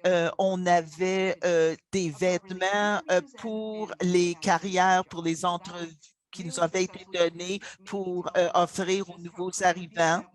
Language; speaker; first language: French; non-native, local second language; English